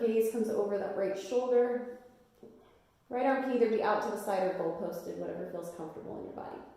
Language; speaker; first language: English; native; English